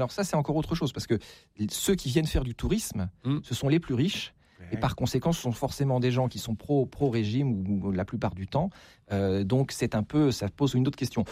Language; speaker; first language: French; native; French